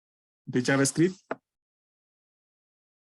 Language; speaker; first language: Spanish; native; Spanish